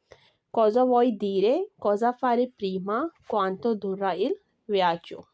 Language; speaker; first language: Italian; non-native, fluent; Urdu